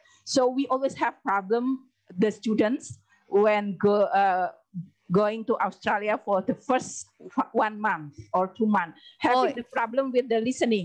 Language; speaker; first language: English; non-native, learner; Indonesian